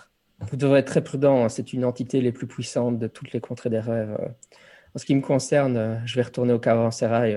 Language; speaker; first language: French; native; French